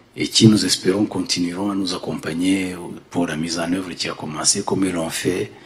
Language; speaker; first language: French; non-native, local second language; Kinyarwanda